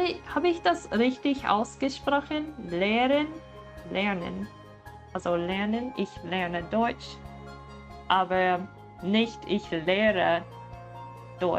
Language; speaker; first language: German; non-native, learner; English